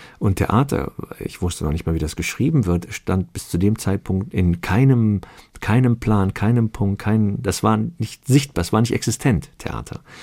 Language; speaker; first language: German; early bilingual, other home language; Turkish